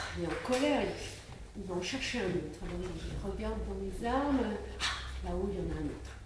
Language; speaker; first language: French; native; French